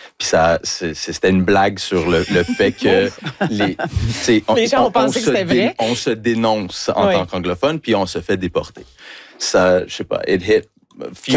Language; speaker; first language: French; early bilingual, other home language; English